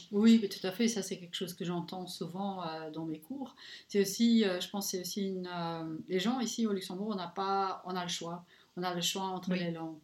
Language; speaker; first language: French; non-native, local second language; Luxembourgish